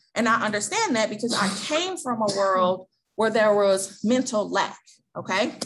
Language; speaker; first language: English; native; English